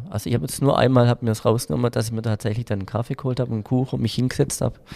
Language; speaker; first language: German; native; German